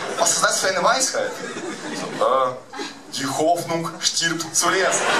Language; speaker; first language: German; early bilingual, other home language; Russian